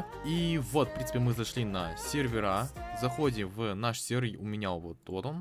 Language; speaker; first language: Russian; native; Russian